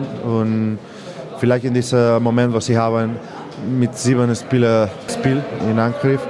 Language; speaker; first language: German; non-native, learner; Spanish